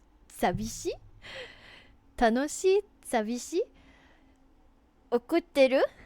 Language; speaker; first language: Japanese; non-native, learner; English